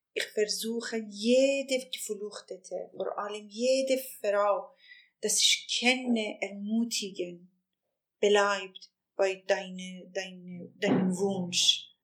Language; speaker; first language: German; non-native, fluent; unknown